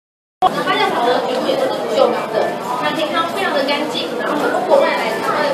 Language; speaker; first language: Chinese; native; Chinese